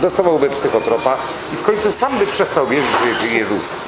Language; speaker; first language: Polish; native; Polish